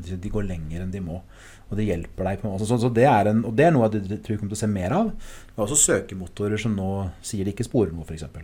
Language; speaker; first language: Norwegian; early bilingual, other home language; English